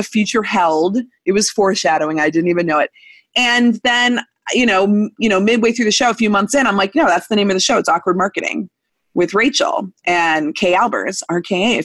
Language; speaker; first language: English; native; English